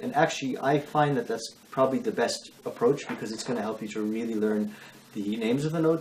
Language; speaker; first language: English; native; English